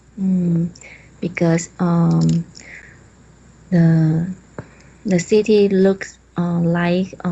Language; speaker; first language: English; non-native, learner; Chinese